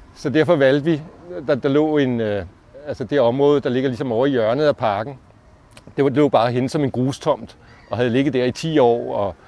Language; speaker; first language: Danish; native; Danish